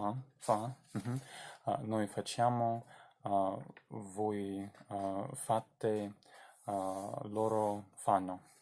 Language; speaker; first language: Italian; non-native, learner; Belarusian